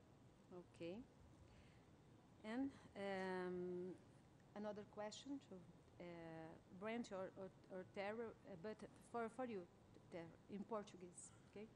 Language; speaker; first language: English; non-native, learner; Portuguese